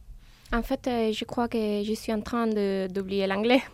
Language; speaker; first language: French; non-native, fluent; Spanish